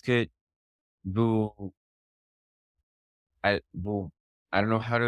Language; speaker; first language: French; non-native, learner; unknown